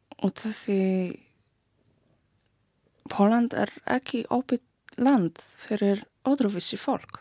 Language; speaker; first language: Icelandic; non-native, learner; Polish